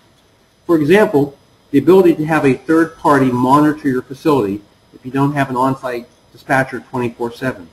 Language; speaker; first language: English; native; English